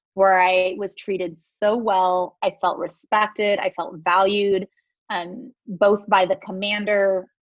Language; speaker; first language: English; native; English